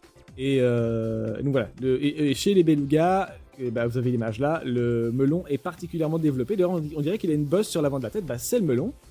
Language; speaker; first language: French; native; French